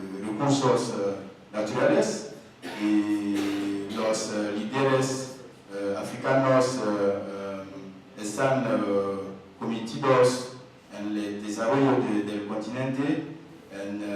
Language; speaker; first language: Spanish; non-native, learner; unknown